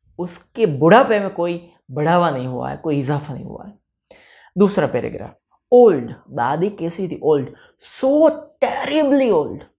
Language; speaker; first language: Hindi; non-native, local second language; Gujarati